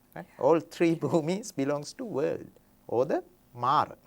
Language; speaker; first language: English; non-native, local second language; Sinhala